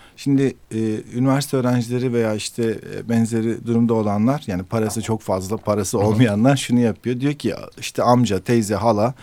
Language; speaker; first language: Turkish; native; Turkish